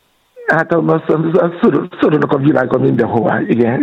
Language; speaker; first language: Hungarian; non-native, fluent; Yoruba